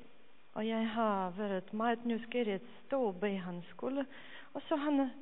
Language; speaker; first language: Danish; non-native, fluent; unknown